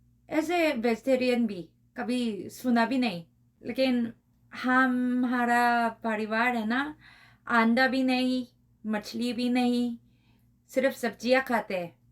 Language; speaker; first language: Hindi; non-native, learner; Korean